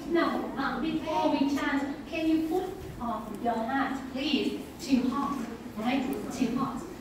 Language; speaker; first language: English; non-native, fluent; Vietnamese